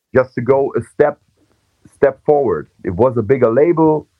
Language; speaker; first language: English; non-native, fluent; German